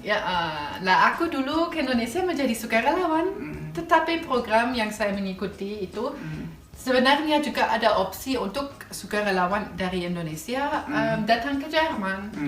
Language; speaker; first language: Indonesian; non-native, fluent; German